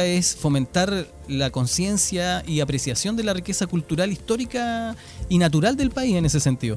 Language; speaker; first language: Spanish; native; Spanish